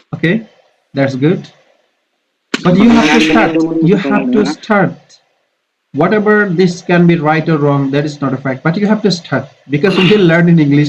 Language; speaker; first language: English; non-native, fluent; Bangla